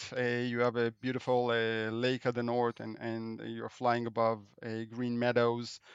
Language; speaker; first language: English; non-native, fluent; Hebrew